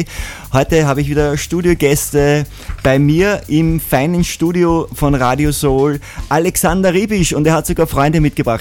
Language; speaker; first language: German; native; German